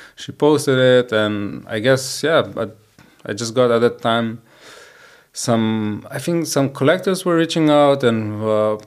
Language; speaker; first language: English; non-native, fluent; Slovenian